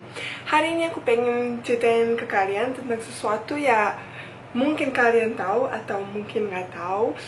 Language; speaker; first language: Indonesian; non-native, fluent; Bosnian